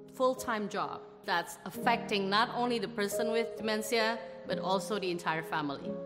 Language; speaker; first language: English; non-native, fluent; Indonesian